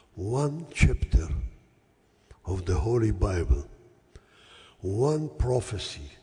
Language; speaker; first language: English; non-native, fluent; Yiddish